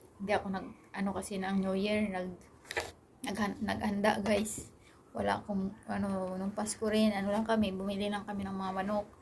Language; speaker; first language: Filipino; non-native, local second language; Aklanon